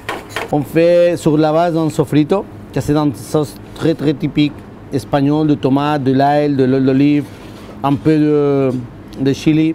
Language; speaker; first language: French; non-native, fluent; Spanish